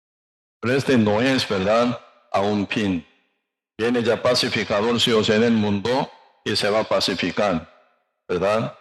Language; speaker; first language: Spanish; non-native, learner; Korean